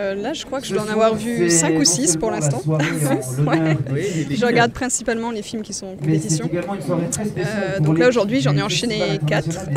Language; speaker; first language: French; native; French